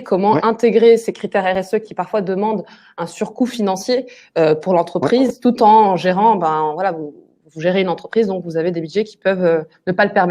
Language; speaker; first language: French; native; French